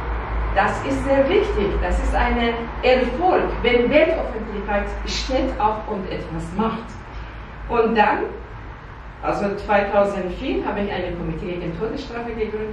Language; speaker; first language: German; non-native, learner; Persian